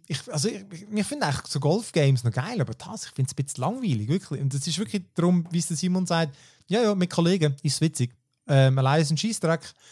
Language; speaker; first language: German; native; German